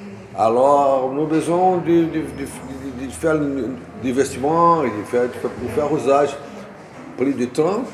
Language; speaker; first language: French; non-native, fluent; Portuguese